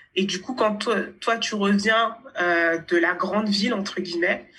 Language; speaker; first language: French; native; French